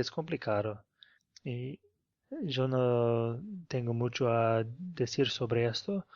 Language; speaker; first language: Spanish; non-native, fluent; English